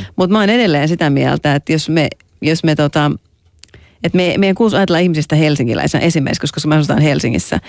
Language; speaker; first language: Finnish; native; Finnish